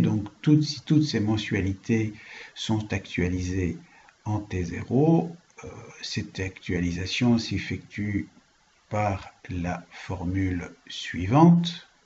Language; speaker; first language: French; native; French